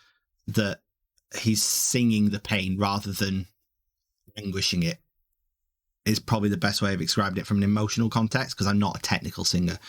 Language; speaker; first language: English; native; English